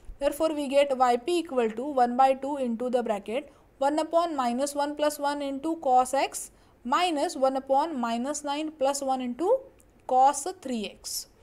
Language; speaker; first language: English; non-native, local second language; Marathi